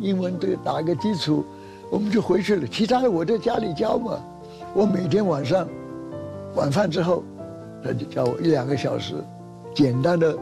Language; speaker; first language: Chinese; early bilingual, heritage; Chinese